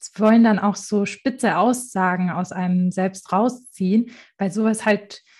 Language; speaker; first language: German; native; German